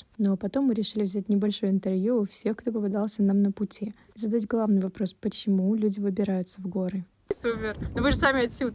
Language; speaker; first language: Russian; native; Russian